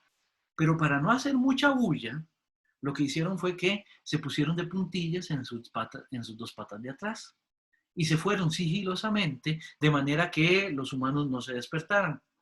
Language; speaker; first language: Spanish; native; Spanish